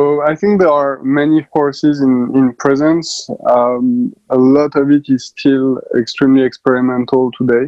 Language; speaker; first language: English; non-native, fluent; French